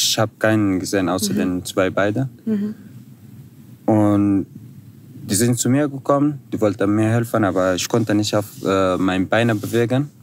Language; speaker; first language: German; non-native, fluent; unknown